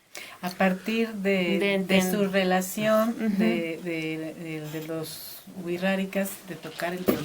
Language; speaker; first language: Spanish; native; Spanish